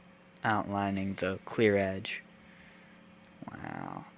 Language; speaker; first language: English; native; English